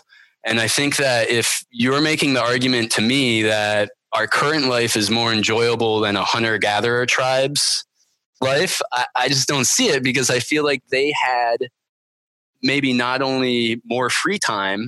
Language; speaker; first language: English; native; English